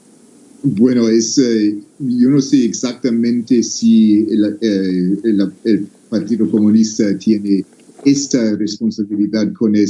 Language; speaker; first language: Spanish; non-native, fluent; English